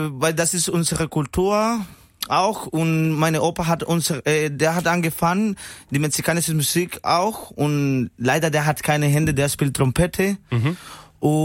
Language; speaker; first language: German; non-native, learner; Spanish